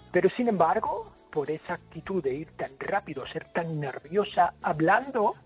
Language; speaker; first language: Spanish; non-native, fluent; English